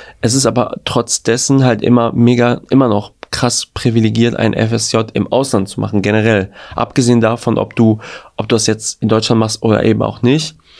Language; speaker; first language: German; early bilingual, other home language; Albanian